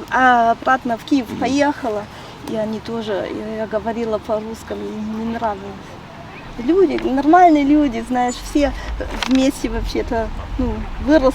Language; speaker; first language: Russian; early bilingual, heritage; Russian